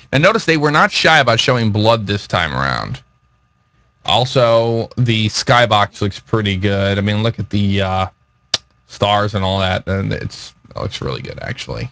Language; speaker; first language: English; native; English